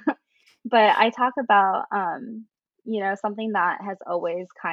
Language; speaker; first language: English; native; English